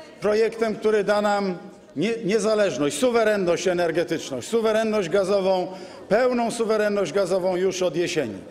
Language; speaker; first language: Polish; native; Polish